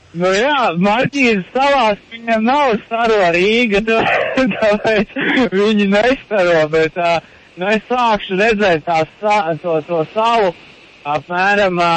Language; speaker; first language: Latvian; native; Latvian